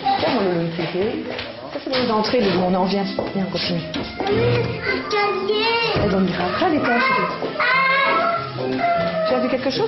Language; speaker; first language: French; native; French